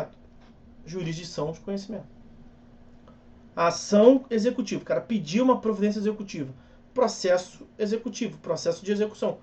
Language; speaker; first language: Portuguese; native; Portuguese